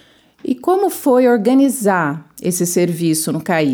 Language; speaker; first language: Portuguese; native; Portuguese